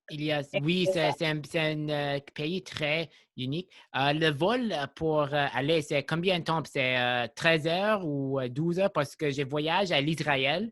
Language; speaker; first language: French; non-native, local second language; English